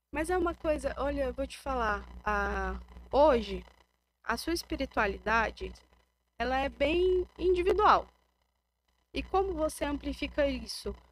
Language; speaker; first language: Portuguese; native; Portuguese